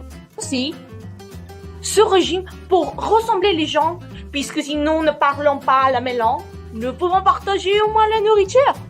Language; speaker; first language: French; non-native, learner; Spanish